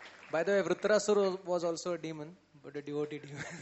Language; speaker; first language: English; non-native, local second language; Marathi